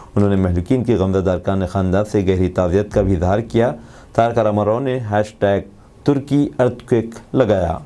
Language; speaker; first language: Urdu; native; Urdu